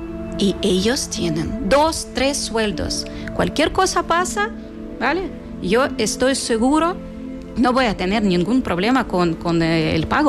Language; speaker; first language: Spanish; non-native, learner; Ukrainian